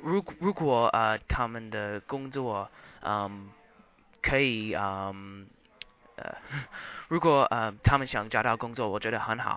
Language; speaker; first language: Chinese; non-native, learner; English